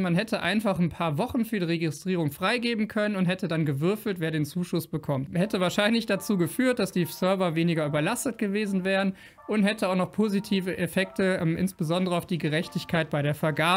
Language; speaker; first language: German; native; German